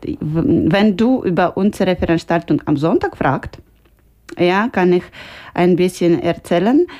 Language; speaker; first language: German; non-native, learner; Ukrainian